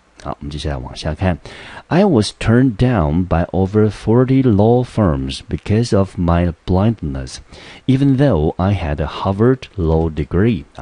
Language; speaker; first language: English; non-native, fluent; Chinese